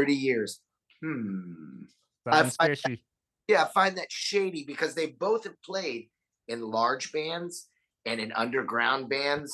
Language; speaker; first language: English; native; English